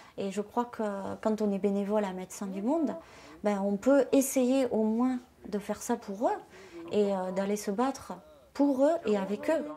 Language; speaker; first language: French; native; French